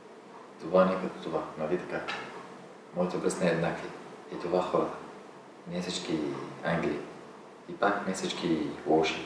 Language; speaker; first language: Bulgarian; non-native, learner; Arabic